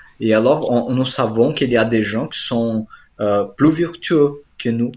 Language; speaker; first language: French; non-native, fluent; Portuguese